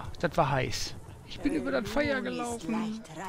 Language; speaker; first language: German; native; German